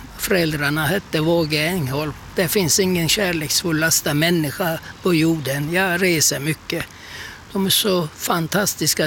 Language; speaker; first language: Swedish; non-native, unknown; Turkish